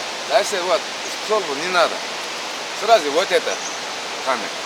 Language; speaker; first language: Russian; non-native, local second language; Kyrgyz